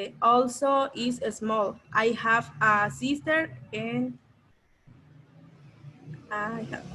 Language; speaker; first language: English; non-native, learner; Spanish